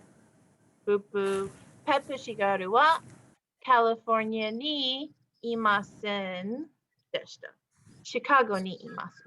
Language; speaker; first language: Japanese; non-native, fluent; English